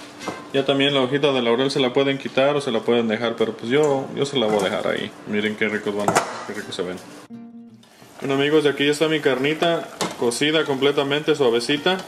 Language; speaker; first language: Spanish; native; Spanish